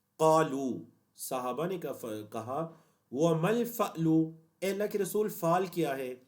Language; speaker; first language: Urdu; native; Urdu